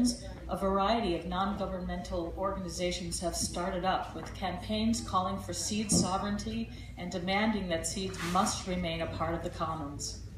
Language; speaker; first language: English; native; English